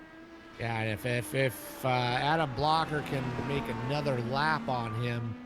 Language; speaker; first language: English; native; English